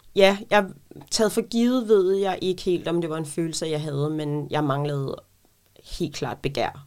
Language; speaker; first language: Danish; native; Danish